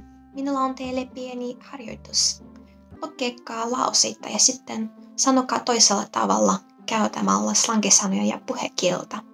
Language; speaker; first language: Finnish; non-native, learner; Russian